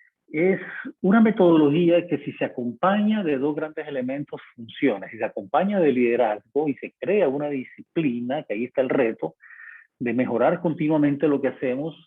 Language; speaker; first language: Spanish; native; Spanish